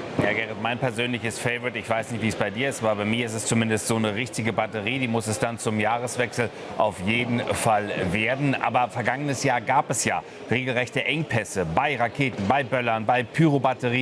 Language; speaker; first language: German; native; German